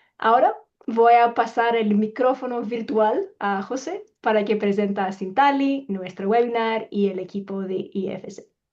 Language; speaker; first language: Spanish; non-native, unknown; Greek